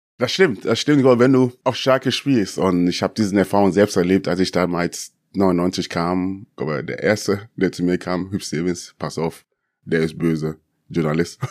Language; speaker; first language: German; early bilingual, other home language; Akan